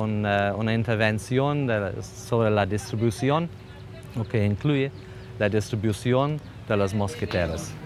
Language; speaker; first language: Spanish; non-native, fluent; English